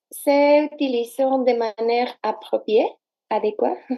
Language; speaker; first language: French; non-native, learner; Spanish